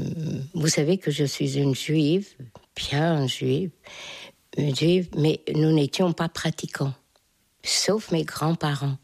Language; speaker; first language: French; non-native, fluent; Hungarian